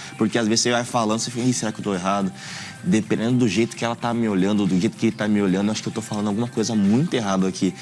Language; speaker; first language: Portuguese; native; Portuguese